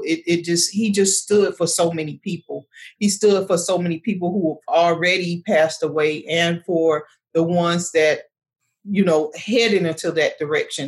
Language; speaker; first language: English; native; English